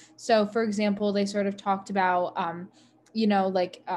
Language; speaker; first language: English; native; English